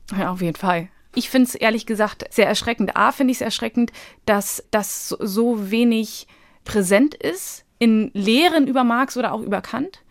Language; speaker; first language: German; early bilingual, other home language; Bosnian